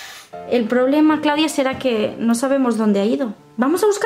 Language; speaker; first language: Spanish; native; Spanish